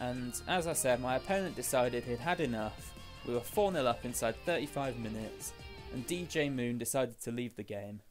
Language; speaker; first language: English; native; English